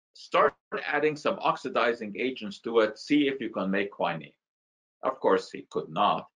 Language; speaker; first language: English; non-native, fluent; Hungarian